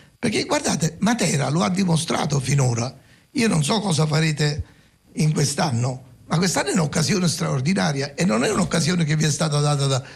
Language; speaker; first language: Italian; native; Italian